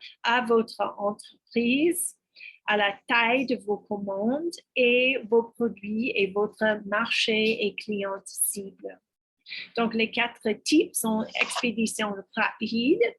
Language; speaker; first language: French; non-native, fluent; English